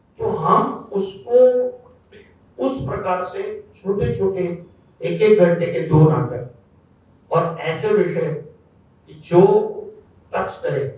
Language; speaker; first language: Hindi; non-native, local second language; Gujarati